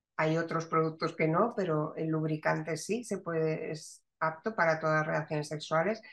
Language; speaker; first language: Spanish; native; Spanish